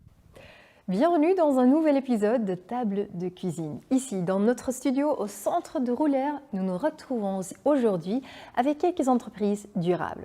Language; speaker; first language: French; non-native, fluent; Dutch